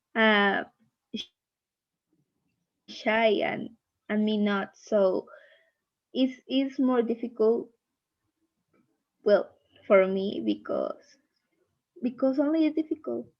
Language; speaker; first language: English; non-native, learner; Spanish